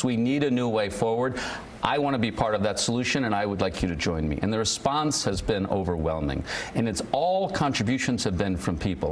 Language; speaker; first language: English; native; English